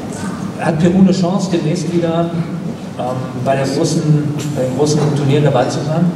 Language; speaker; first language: German; native; German